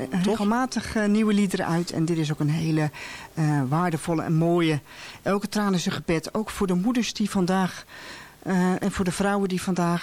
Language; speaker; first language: Dutch; native; Dutch